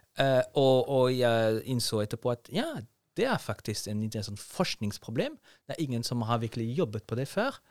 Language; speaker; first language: Norwegian; non-native, fluent; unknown